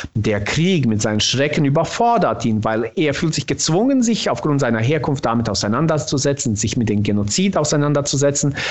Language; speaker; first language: German; non-native, fluent; Bosnian